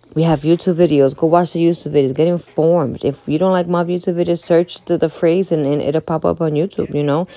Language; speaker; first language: English; early bilingual, other home language; Spanish